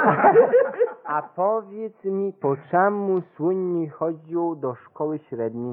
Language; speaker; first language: Polish; native; Polish